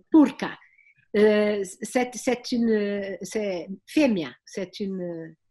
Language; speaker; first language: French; non-native, fluent; Portuguese